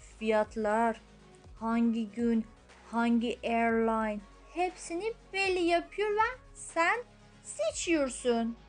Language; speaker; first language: Turkish; non-native, fluent; Persian